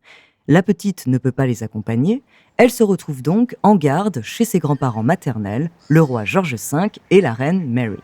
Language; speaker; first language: French; native; French